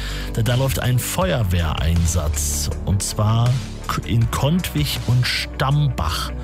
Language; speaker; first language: German; native; German